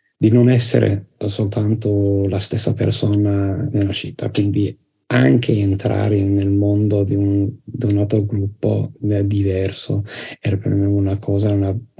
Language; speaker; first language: Italian; non-native, fluent; English